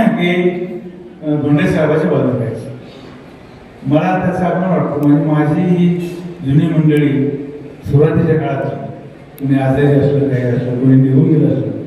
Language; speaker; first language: Marathi; native; Marathi